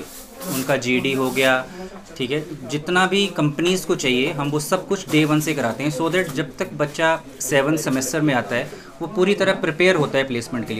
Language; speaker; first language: Hindi; native; Hindi